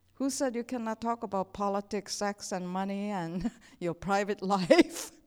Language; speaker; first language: English; non-native, fluent; Korean